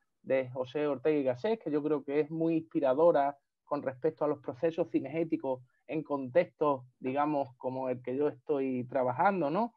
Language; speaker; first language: Spanish; native; Spanish